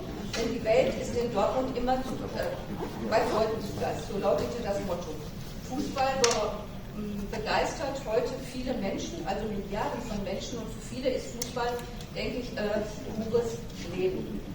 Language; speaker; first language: German; native; German